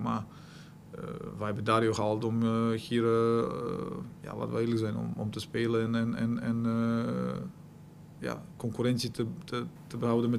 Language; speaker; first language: Dutch; non-native, fluent; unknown